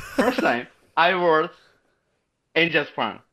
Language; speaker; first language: English; non-native, learner; Japanese